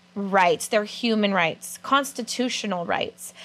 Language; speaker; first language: English; native; English